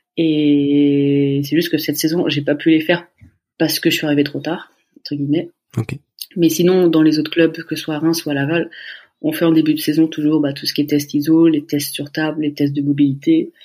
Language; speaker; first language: French; native; French